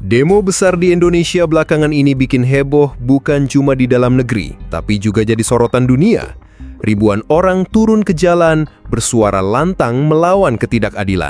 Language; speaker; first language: Indonesian; native; Indonesian